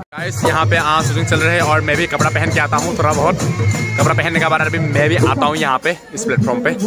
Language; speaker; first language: Hindi; non-native, local second language; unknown